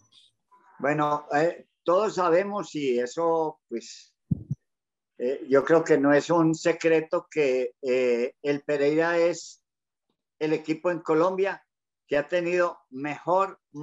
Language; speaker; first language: Spanish; native; Spanish